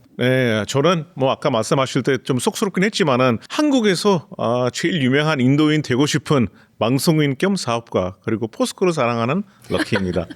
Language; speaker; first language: Korean; non-native, fluent; Hindi